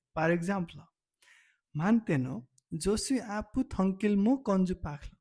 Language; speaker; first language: French; non-native, learner; Nepali